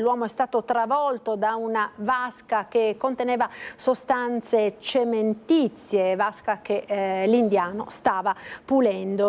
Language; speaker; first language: Italian; native; Italian